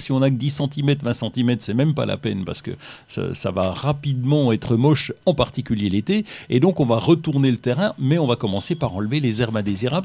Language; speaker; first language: French; native; French